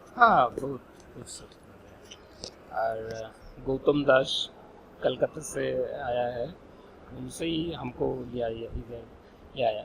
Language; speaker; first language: Hindi; non-native, local second language; Bangla